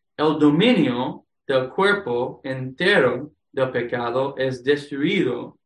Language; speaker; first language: Spanish; non-native, fluent; English